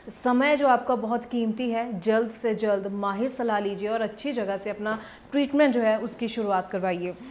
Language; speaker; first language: Hindi; non-native, local second language; Punjabi